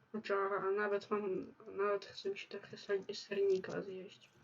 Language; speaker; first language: Polish; native; Polish